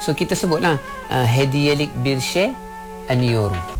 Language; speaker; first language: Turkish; non-native, fluent; Malay